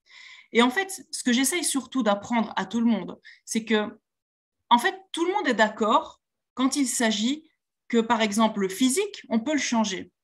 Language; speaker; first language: French; native; French